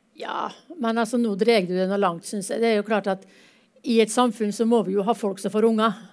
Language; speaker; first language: Norwegian; native; Norwegian